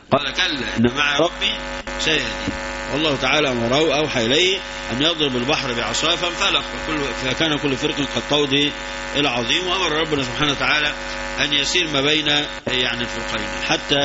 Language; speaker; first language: Arabic; native; Arabic